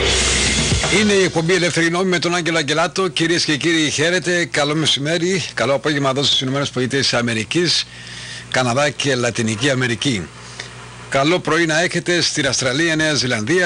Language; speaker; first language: Greek; native; Greek